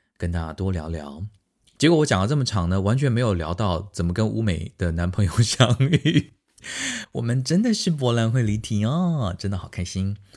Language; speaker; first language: Chinese; native; Chinese